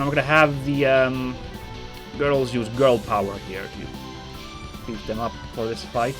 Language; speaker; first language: English; native; English